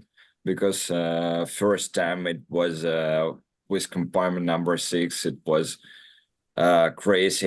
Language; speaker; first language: English; non-native, learner; Russian